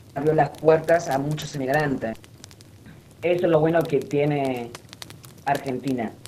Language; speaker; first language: Spanish; non-native, fluent; Armenian